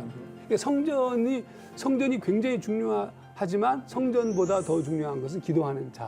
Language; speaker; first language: Korean; native; Korean